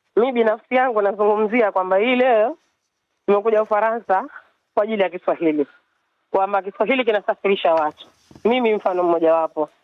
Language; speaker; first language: Swahili; native; Swahili